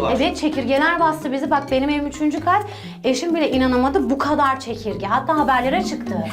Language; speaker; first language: Turkish; native; Turkish